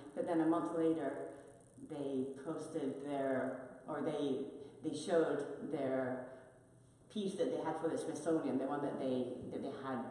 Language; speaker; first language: English; non-native, fluent; Spanish